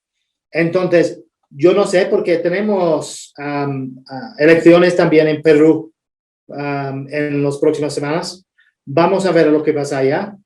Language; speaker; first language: Spanish; non-native, fluent; English